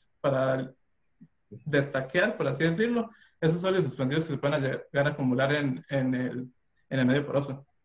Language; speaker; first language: Spanish; native; Spanish